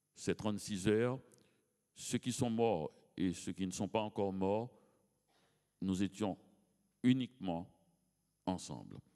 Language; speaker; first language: French; native; French